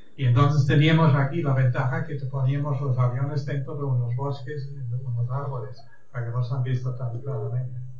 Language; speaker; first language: Spanish; non-native, fluent; German